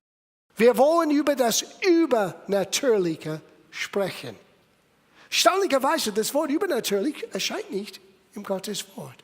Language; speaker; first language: German; non-native, fluent; English